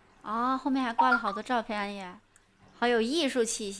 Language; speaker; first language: Chinese; native; Chinese